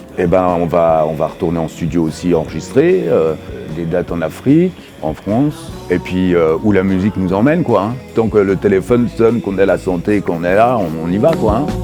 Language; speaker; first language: French; native; French